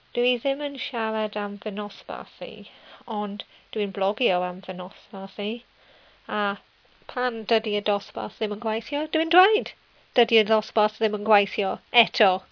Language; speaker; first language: Welsh; non-native, learner; English